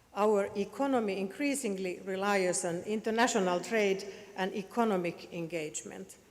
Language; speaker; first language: English; non-native, fluent; Finnish